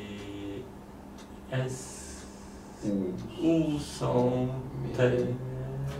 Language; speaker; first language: French; non-native, learner; Polish